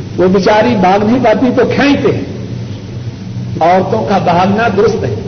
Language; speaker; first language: Urdu; non-native, local second language; Punjabi